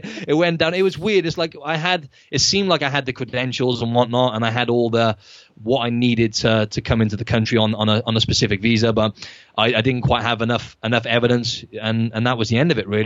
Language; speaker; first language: English; native; English